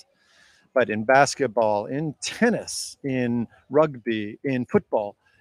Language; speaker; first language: English; native; English